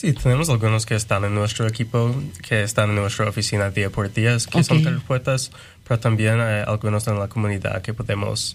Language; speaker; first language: Spanish; non-native, learner; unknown